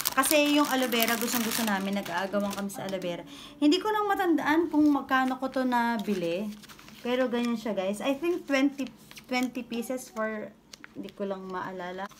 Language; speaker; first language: Filipino; native; Filipino